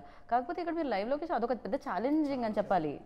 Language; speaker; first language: Telugu; native; Telugu